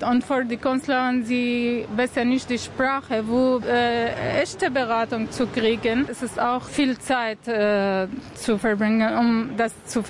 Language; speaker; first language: German; non-native, learner; Arabic